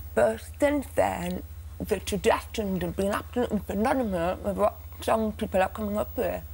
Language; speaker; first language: English; native; English